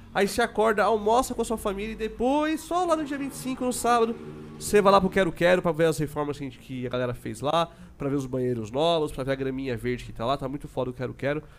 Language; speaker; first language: Portuguese; native; Portuguese